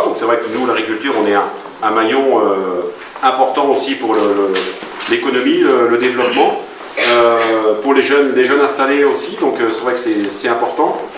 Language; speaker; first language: French; native; French